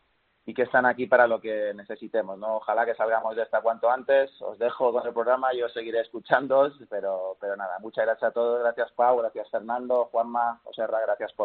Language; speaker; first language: Spanish; native; Spanish